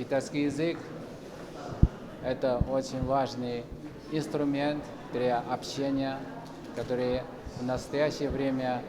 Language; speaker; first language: Russian; non-native, fluent; Chinese